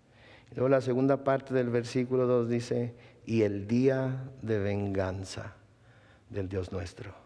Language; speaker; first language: Spanish; native; Spanish